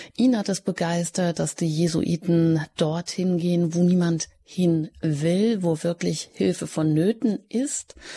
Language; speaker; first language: German; native; German